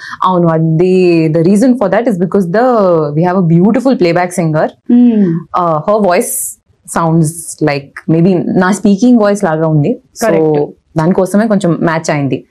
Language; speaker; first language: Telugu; non-native, learner; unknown